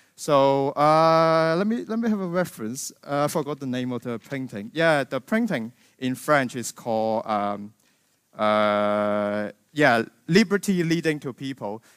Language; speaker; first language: English; non-native, local second language; Cantonese